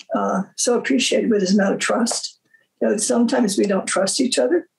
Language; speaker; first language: English; native; English